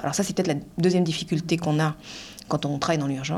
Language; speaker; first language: French; native; French